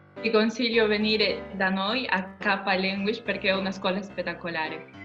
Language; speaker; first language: Italian; non-native, learner; Spanish